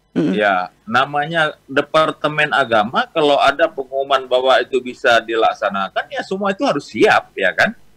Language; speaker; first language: Indonesian; non-native, local second language; Achinese